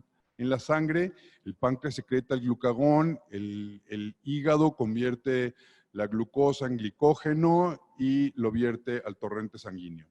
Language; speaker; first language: Spanish; native; Spanish